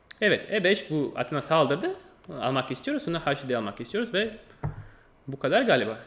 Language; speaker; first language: Turkish; non-native, fluent; Russian